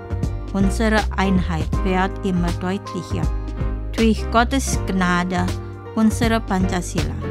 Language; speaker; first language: German; non-native, fluent; Indonesian